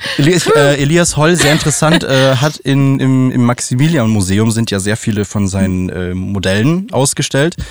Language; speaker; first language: German; native; German